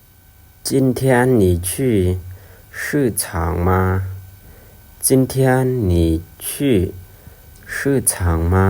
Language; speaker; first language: Chinese; non-native, fluent; Lao